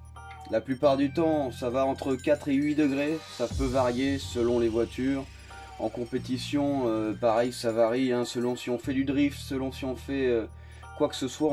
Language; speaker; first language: French; native; French